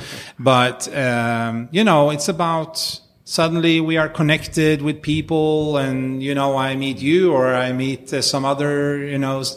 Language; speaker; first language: English; non-native, fluent; Norwegian